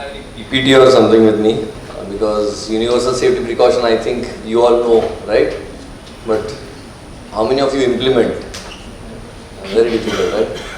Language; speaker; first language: English; non-native, local second language; Marathi